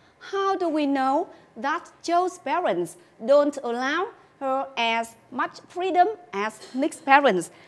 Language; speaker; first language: English; non-native, fluent; Vietnamese